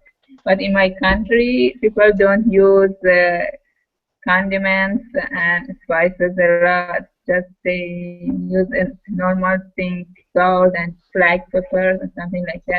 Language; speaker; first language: English; non-native, learner; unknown